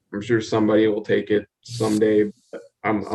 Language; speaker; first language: English; native; English